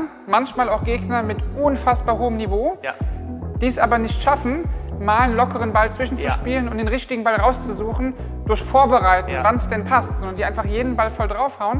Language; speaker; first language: German; native; German